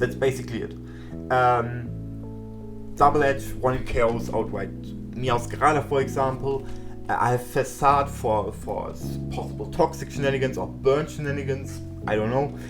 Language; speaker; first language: English; non-native, fluent; German